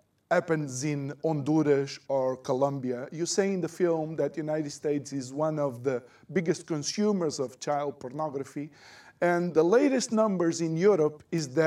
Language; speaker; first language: English; non-native, fluent; Portuguese